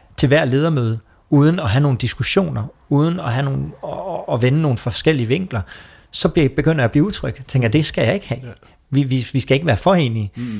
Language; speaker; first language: Danish; native; Danish